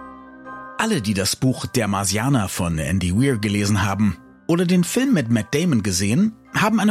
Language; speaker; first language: German; native; German